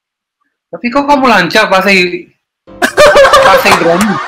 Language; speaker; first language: Indonesian; non-native, fluent; Hebrew